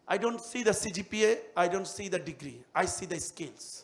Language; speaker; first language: English; non-native, local second language; Bangla